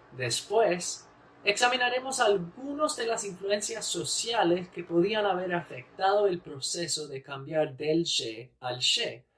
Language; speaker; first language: Spanish; non-native, learner; English